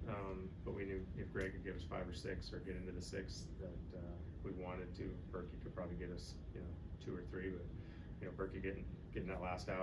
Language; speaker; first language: English; native; English